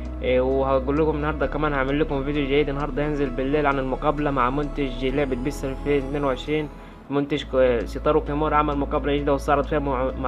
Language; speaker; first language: Arabic; native; Arabic